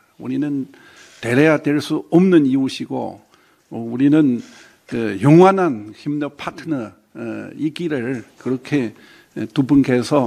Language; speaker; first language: Korean; non-native, fluent; Chinese